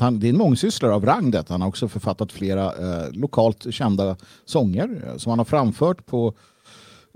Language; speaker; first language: Swedish; native; Swedish